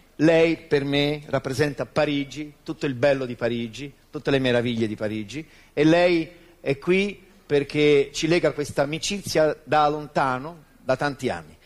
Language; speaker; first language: Italian; native; Italian